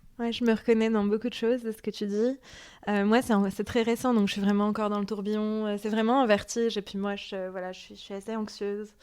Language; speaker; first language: French; non-native, local second language; Arabic